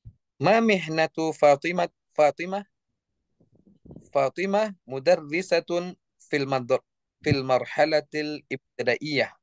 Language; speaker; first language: Arabic; non-native, learner; Indonesian